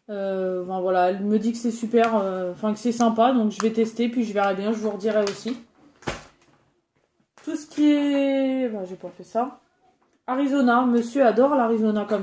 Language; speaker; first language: French; native; French